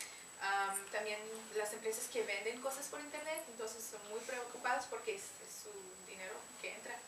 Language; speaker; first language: Spanish; non-native, fluent; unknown